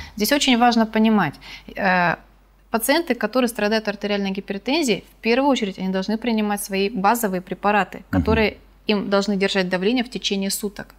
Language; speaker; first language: Russian; native; Russian